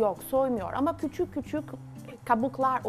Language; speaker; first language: Turkish; non-native, learner; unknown